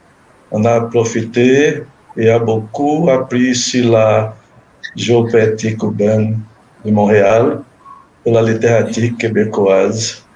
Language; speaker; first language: French; non-native, fluent; Portuguese